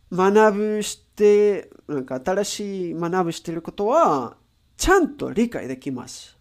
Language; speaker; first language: Japanese; non-native, learner; Spanish